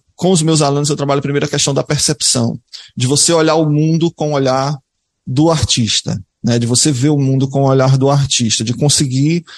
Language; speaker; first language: Portuguese; native; Portuguese